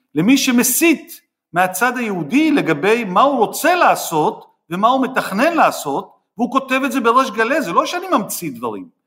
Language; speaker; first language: Hebrew; native; Hebrew